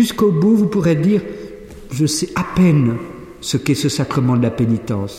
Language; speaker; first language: French; native; French